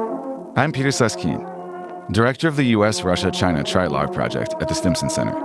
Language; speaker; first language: English; native; English